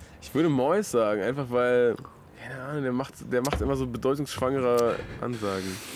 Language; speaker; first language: German; native; German